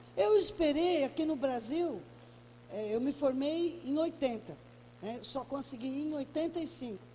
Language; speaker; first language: Portuguese; native; Portuguese